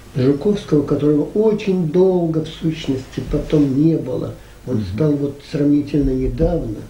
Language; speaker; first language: Russian; native; Russian